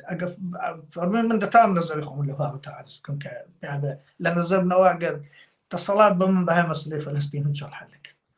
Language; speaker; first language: Central Kurdish; native; Central Kurdish